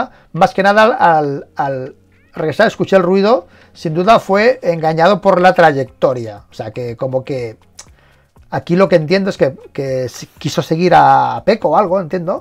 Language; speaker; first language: Spanish; native; Spanish